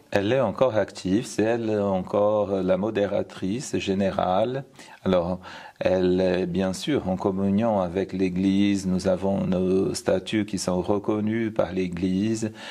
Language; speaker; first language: French; non-native, fluent; Portuguese